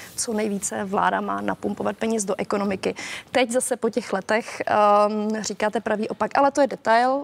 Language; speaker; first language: Czech; native; Czech